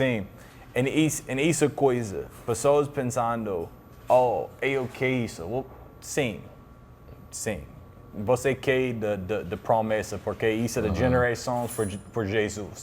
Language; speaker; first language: Portuguese; non-native, learner; English